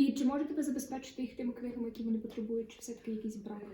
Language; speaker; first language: Ukrainian; native; Ukrainian